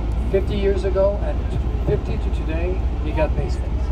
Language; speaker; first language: English; non-native, fluent; French